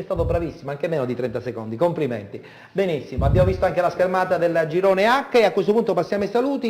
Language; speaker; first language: Italian; native; Italian